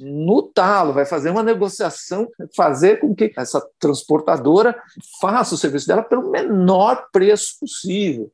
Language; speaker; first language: Portuguese; native; Portuguese